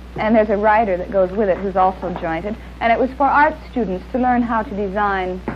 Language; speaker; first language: English; native; English